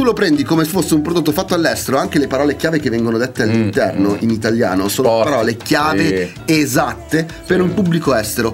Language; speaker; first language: Italian; native; Italian